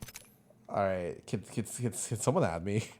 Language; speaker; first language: English; native; English